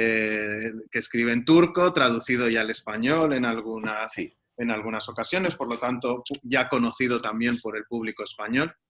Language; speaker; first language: Spanish; native; Spanish